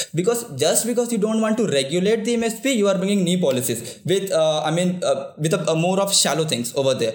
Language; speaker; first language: English; non-native, local second language; Hindi